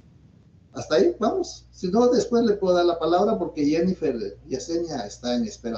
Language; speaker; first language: Spanish; native; Spanish